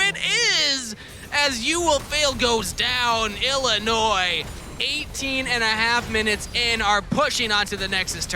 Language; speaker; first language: English; native; English